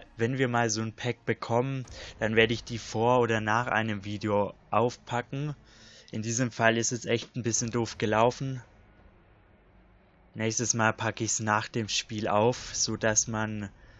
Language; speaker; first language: German; native; German